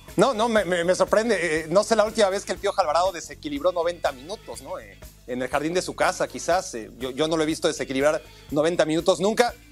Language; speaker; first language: Spanish; native; Spanish